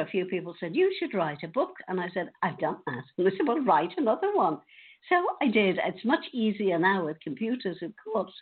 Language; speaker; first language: English; native; English